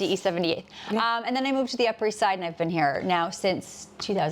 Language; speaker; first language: English; native; English